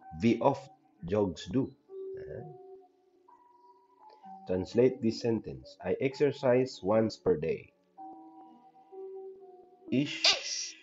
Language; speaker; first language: English; non-native, learner; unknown